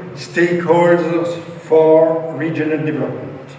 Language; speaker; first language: English; non-native, fluent; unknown